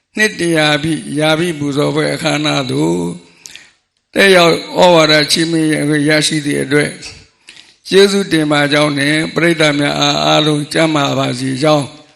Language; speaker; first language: Burmese; non-native, local second language; Mon